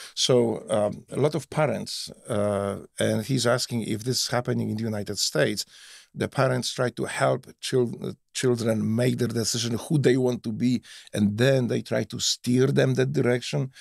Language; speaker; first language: English; non-native, fluent; Polish